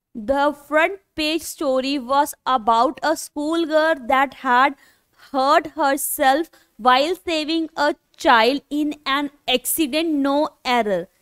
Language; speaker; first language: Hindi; non-native, local second language; Punjabi